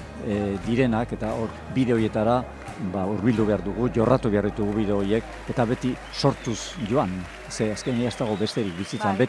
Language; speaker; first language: Basque; native; Basque